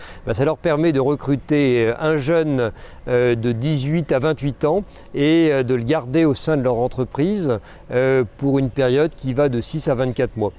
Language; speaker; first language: French; native; French